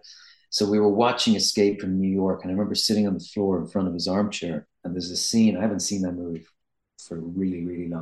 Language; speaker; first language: English; native; English